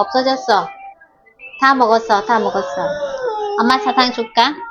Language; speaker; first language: Korean; non-native, learner; Vietnamese